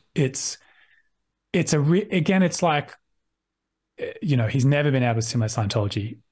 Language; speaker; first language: English; native; English